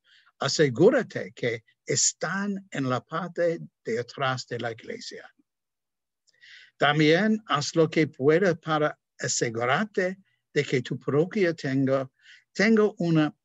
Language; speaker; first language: Spanish; non-native, fluent; English